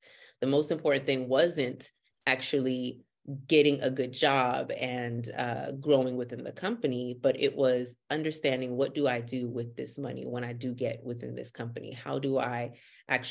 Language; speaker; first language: English; early bilingual, other home language; Haitian Creole